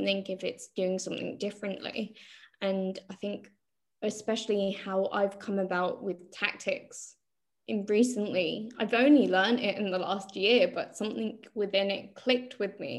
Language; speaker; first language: English; native; English